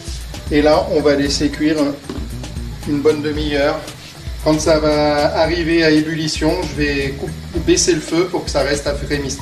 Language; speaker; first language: French; native; French